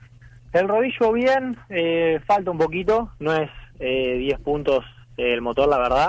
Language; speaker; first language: Spanish; native; Spanish